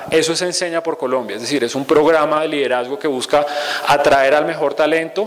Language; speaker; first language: Spanish; native; Spanish